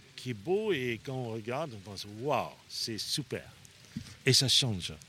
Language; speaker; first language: French; non-native, fluent; Afrikaans